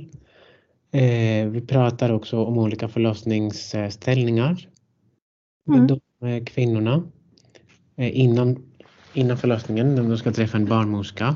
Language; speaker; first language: Swedish; non-native, fluent; Greek